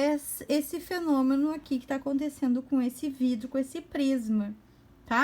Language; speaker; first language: Portuguese; native; Portuguese